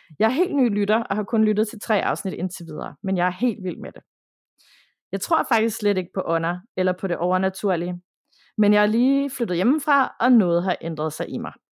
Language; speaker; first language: Danish; native; Danish